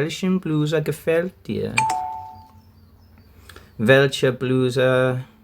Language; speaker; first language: German; non-native, learner; English